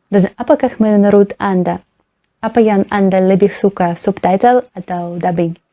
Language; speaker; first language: Indonesian; non-native, learner; Russian